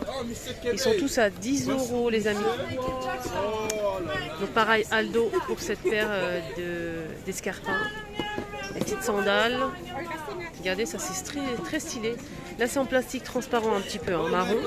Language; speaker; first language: French; native; French